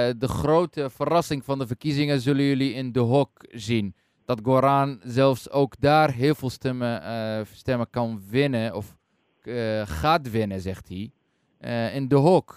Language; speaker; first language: Dutch; non-native, fluent; Central Kurdish